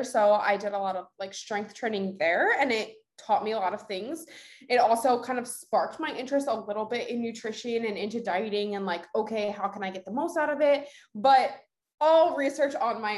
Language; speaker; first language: English; native; English